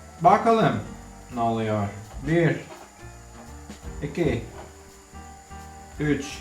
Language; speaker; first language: Turkish; non-native, learner; English